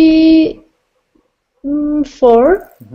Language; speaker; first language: English; non-native, fluent; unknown